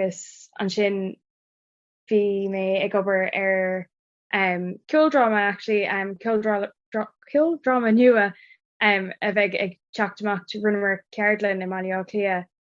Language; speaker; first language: Irish; non-native, local second language; English